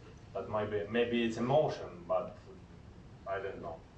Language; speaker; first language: English; non-native, learner; Ukrainian